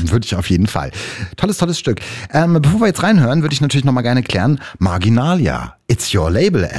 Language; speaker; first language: German; native; German